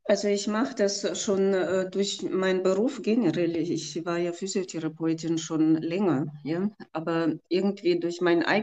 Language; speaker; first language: German; non-native, fluent; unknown